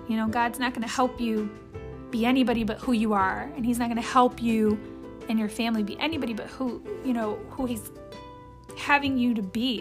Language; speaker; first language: English; native; English